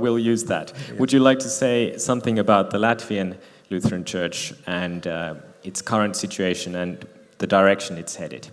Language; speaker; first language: English; non-native, fluent; Finnish